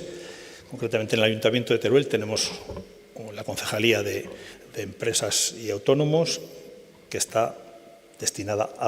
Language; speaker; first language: Spanish; native; Spanish